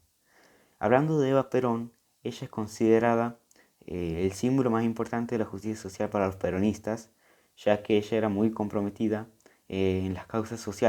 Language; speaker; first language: Spanish; native; Spanish